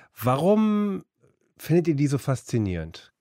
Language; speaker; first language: German; native; German